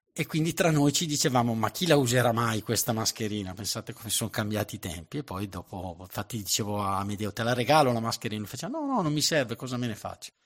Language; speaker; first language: Italian; native; Italian